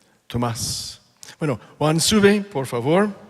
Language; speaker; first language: Spanish; non-native, fluent; English